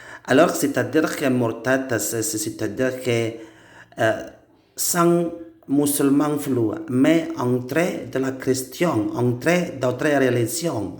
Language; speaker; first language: French; non-native, learner; Indonesian